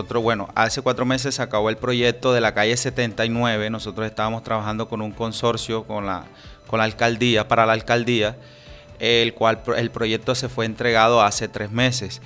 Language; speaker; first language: Spanish; native; Spanish